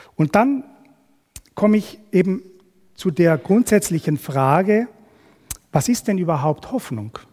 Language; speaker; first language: German; non-native, fluent; Spanish